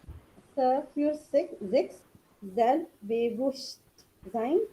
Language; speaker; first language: German; non-native, learner; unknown